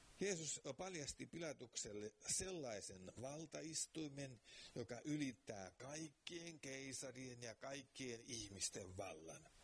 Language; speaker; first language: Finnish; native; Finnish